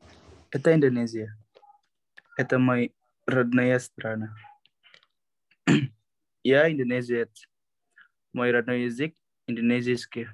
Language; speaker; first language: Russian; non-native, learner; Indonesian